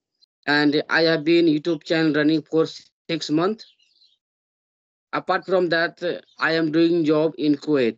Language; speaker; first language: English; non-native, learner; Hindi